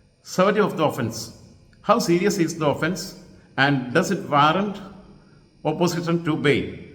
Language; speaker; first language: English; non-native, local second language; Malayalam